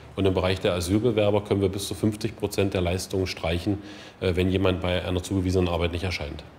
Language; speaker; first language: German; native; German